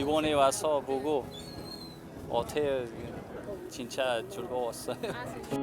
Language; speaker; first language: Korean; non-native, learner; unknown